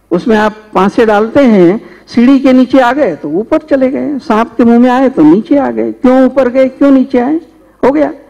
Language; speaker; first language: Hindi; native; Hindi